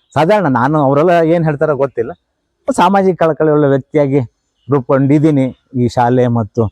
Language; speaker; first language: Kannada; non-native, local second language; Telugu